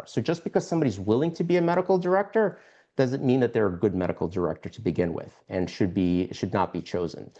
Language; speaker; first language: English; native; English